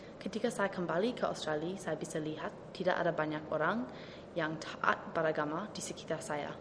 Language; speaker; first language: Indonesian; early bilingual, heritage; Indonesian